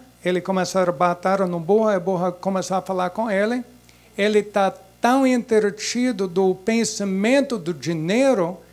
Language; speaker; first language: Portuguese; non-native, fluent; English